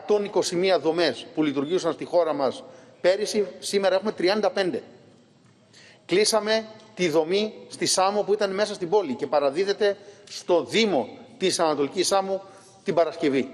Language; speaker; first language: Greek; native; Greek